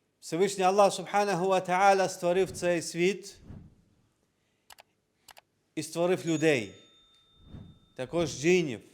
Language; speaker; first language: Ukrainian; non-native, local second language; Crimean Tatar